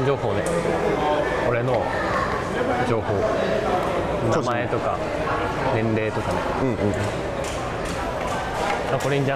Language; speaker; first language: Japanese; native; Japanese